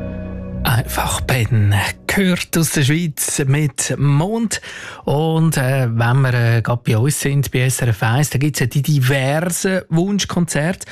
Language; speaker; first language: German; native; German